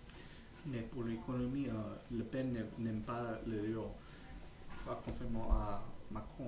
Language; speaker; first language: French; non-native, learner; English